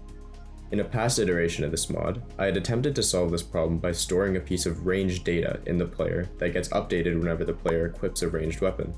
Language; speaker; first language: English; native; English